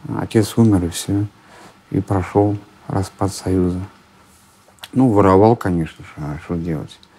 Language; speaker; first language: Russian; native; Russian